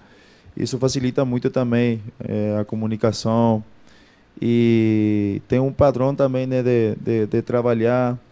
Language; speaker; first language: Portuguese; non-native, fluent; Spanish